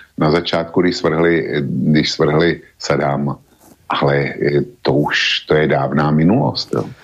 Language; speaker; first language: Czech; native; Czech